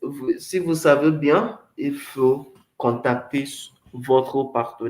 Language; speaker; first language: French; non-native, fluent; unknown